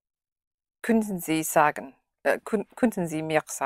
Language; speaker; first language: German; non-native, learner; English